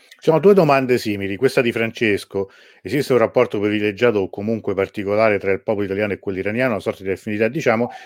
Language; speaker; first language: Italian; early bilingual, other home language; Persian